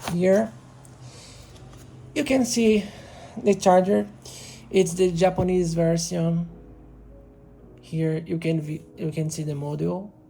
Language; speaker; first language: English; non-native, learner; Portuguese